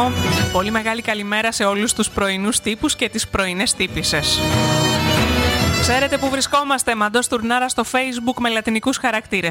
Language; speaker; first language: Greek; native; Greek